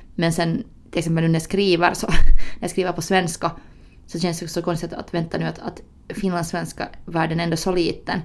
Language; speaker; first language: Swedish; early bilingual, other home language; Finnish